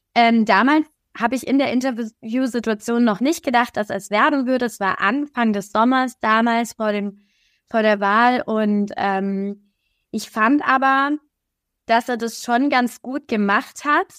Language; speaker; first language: German; native; German